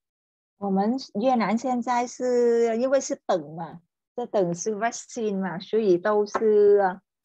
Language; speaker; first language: Chinese; non-native, learner; Vietnamese